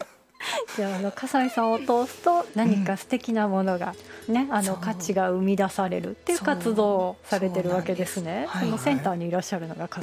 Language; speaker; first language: Japanese; native; Japanese